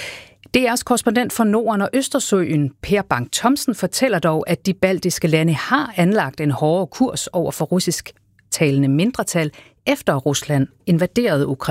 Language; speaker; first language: Danish; native; Danish